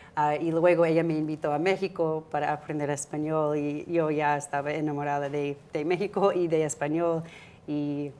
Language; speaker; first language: Spanish; non-native, fluent; English